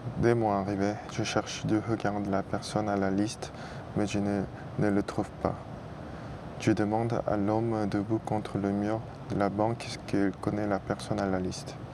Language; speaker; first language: French; non-native, fluent; Korean